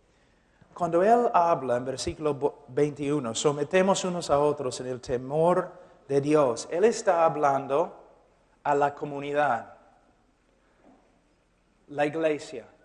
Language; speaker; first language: Spanish; non-native, fluent; English